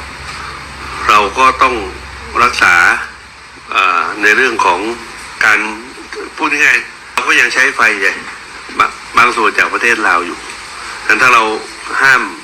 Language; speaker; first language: Thai; native; Thai